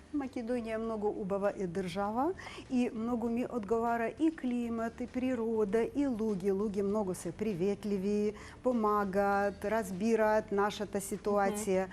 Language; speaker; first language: Macedonian; non-native, learner; Ukrainian